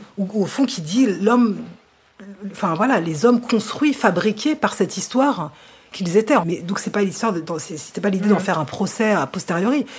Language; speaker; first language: French; native; French